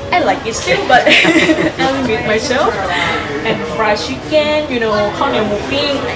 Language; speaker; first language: English; non-native, learner; Thai